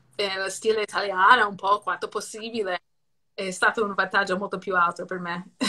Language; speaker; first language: Italian; non-native, fluent; English